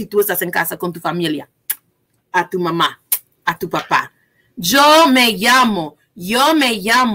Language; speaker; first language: Spanish; early bilingual, heritage; Spanish